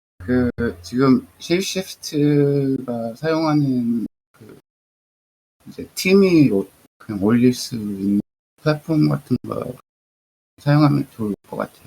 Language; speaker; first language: Korean; early bilingual, heritage; Korean